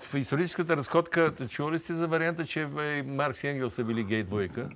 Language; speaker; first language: Bulgarian; native; Bulgarian